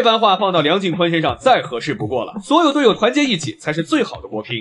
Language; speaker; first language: Chinese; native; Chinese